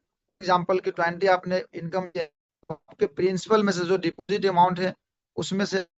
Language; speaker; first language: Hindi; native; Hindi